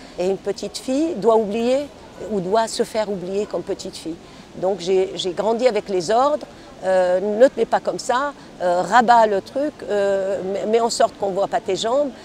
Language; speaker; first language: French; non-native, local second language; Arabic